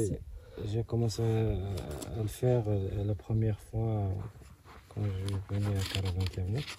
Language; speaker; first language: French; non-native, local second language; Arabic